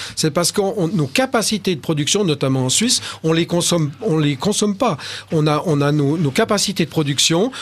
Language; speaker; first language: French; native; French